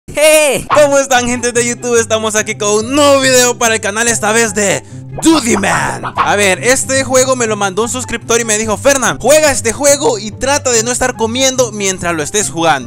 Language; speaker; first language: Spanish; native; Spanish